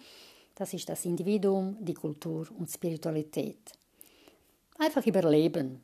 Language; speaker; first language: German; non-native, fluent; Croatian